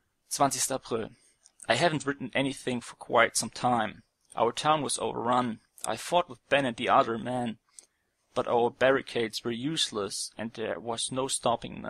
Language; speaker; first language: English; non-native, fluent; German